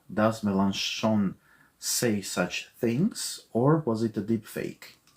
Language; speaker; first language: English; non-native, fluent; Armenian